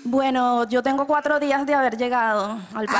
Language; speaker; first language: Spanish; native; Spanish